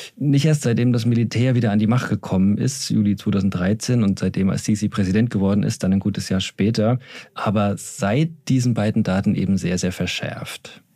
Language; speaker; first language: German; native; German